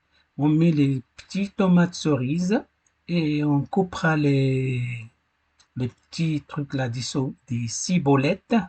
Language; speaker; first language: French; non-native, learner; Arabic